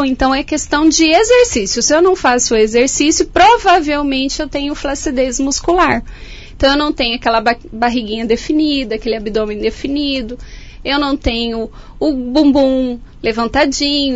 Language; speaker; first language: Portuguese; native; Portuguese